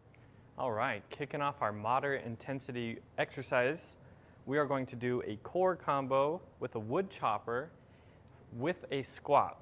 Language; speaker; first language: English; native; English